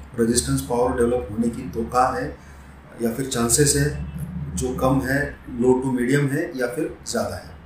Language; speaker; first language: Hindi; non-native, local second language; Marathi